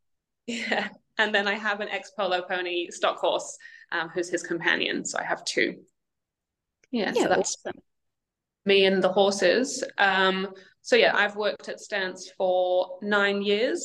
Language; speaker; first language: English; native; English